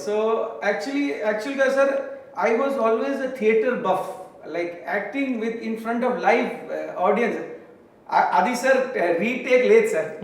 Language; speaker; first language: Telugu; non-native, local second language; Hindi